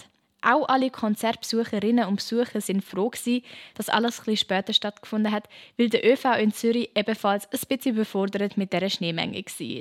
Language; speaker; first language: German; native; German